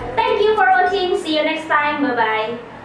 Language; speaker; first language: English; non-native, learner; Indonesian